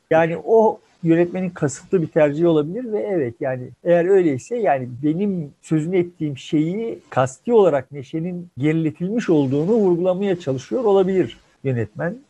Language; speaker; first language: Turkish; native; Turkish